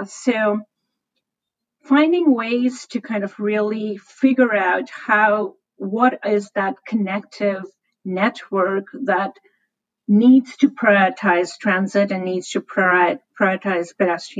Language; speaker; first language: English; non-native, local second language; Hindi